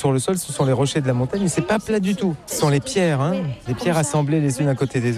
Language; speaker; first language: French; native; French